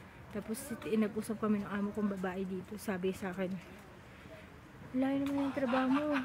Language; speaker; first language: Filipino; native; Filipino